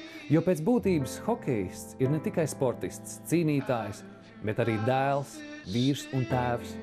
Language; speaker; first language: Latvian; native; Latvian